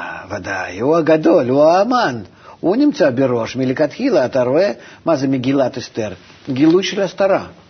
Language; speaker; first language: Hebrew; non-native, fluent; Russian